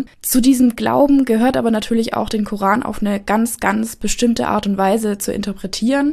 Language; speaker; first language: German; native; German